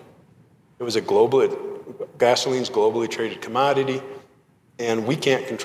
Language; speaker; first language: English; native; English